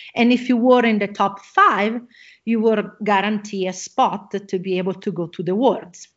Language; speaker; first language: English; non-native, fluent; Italian